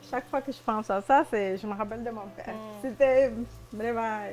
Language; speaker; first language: French; non-native, fluent; Spanish